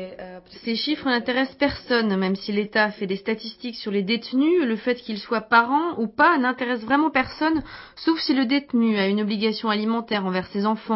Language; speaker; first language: French; native; French